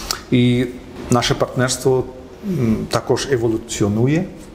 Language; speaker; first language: Ukrainian; non-native, fluent; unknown